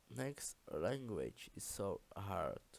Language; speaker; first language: English; non-native, learner; Czech